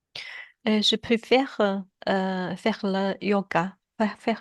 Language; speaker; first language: French; non-native, learner; Chinese